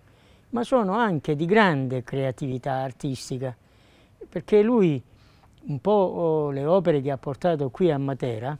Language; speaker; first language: Italian; native; Italian